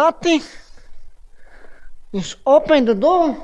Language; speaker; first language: English; non-native, learner; Croatian